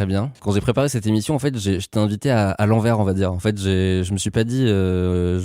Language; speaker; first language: French; native; French